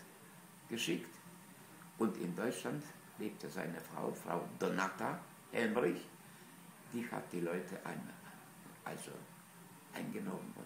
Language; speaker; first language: German; non-native, fluent; Polish